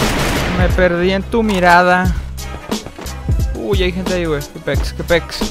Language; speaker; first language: Spanish; native; Spanish